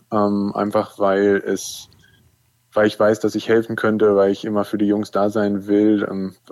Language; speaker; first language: German; native; German